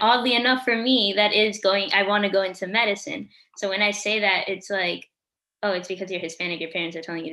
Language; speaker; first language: English; early bilingual, other home language; Spanish